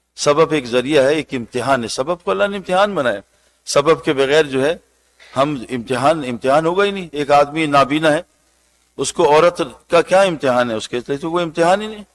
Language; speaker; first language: Urdu; native; Urdu